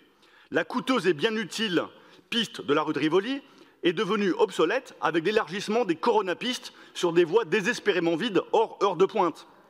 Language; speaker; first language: French; native; French